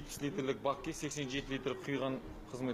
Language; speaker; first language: Kazakh; native; Kazakh